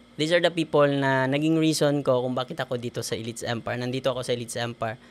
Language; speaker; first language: Filipino; non-native, local second language; Hiligaynon